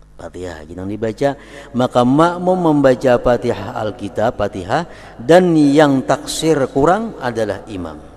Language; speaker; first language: Indonesian; non-native, local second language; Banjar